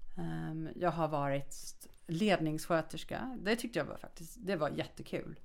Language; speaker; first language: Swedish; native; Swedish